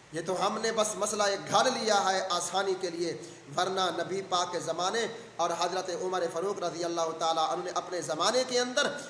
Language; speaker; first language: Urdu; non-native, local second language; Saraiki